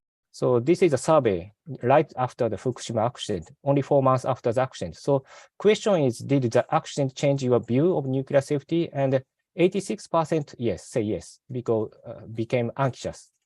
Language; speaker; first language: English; non-native, fluent; Japanese